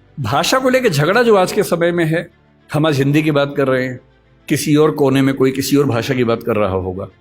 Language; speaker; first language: Hindi; native; Hindi